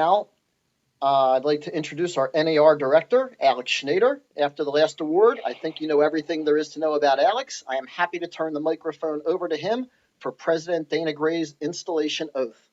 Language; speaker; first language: English; native; English